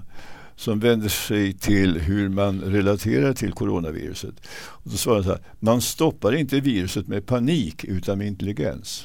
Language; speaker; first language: Swedish; native; Swedish